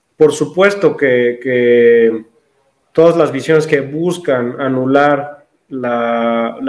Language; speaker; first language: Spanish; native; Spanish